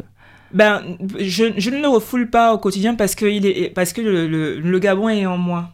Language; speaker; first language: French; native; French